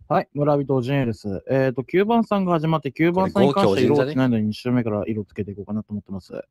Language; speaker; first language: Japanese; native; Japanese